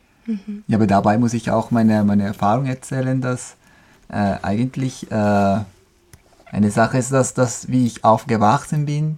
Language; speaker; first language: German; non-native, fluent; Spanish